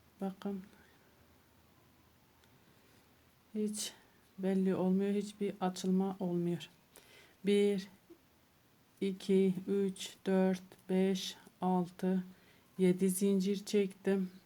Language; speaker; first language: Turkish; native; Turkish